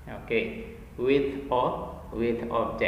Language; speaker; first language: English; non-native, fluent; Indonesian